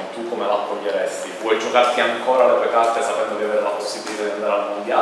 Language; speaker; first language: Italian; native; Italian